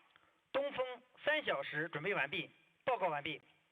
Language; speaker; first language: Chinese; native; Chinese